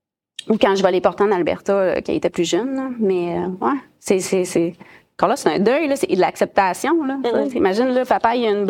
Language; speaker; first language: French; native; French